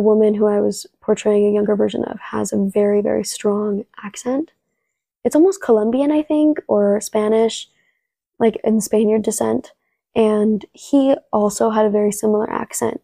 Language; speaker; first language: English; early bilingual, other home language; Spanish